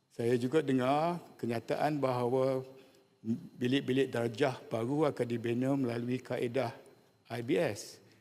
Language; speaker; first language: Malay; native; Malay